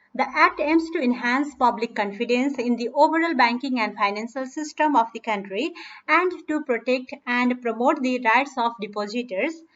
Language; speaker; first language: English; non-native, local second language; Nepali